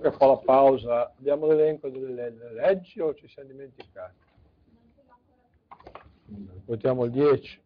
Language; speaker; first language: Italian; native; Italian